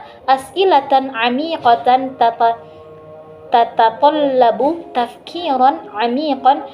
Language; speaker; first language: Arabic; non-native, learner; Indonesian